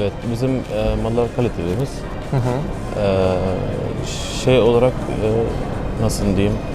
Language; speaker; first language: Turkish; non-native, learner; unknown